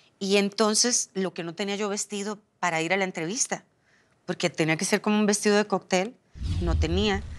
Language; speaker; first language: Spanish; native; Spanish